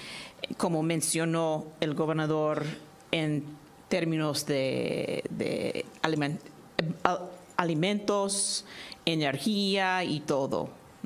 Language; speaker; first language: Spanish; non-native, fluent; English